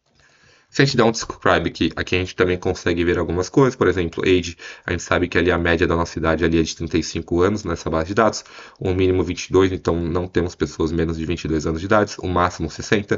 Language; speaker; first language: Portuguese; native; Portuguese